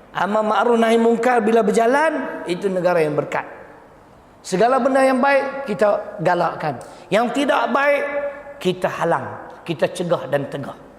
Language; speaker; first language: Malay; native; Malay